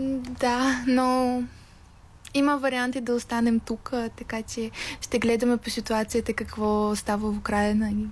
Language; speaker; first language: Bulgarian; early bilingual, heritage; Bulgarian